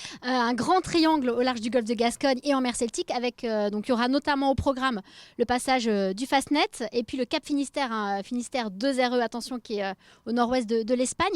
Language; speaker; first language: French; native; French